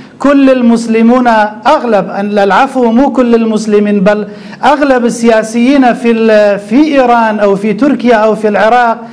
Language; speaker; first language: Arabic; non-native, local second language; Kurdish